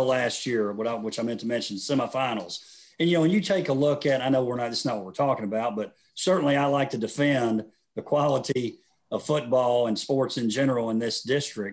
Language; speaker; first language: English; native; English